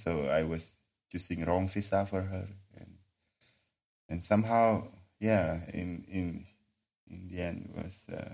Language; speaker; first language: English; non-native, learner; Indonesian